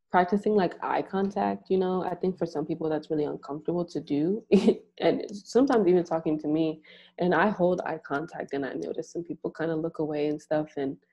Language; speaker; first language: English; native; English